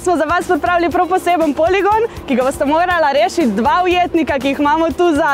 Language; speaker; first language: Slovenian; native; Slovenian